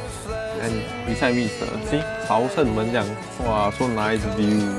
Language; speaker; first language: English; non-native, local second language; Chinese